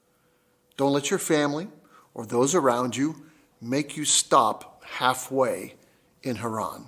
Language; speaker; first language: English; native; English